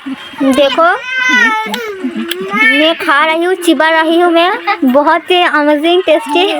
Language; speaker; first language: Hindi; non-native, local second language; Bangla